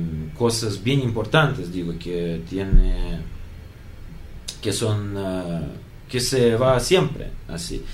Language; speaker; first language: Spanish; non-native, learner; Russian